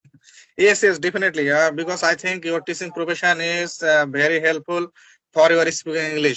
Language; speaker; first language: English; non-native, learner; Bangla